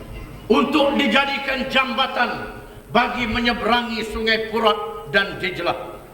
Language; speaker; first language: Malay; native; Malay